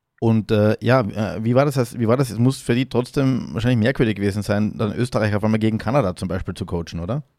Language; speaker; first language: German; native; German